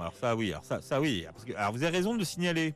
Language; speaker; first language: French; native; French